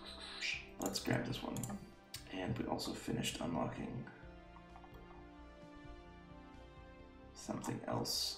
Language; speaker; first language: English; native; English